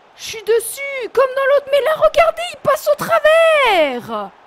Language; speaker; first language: French; native; French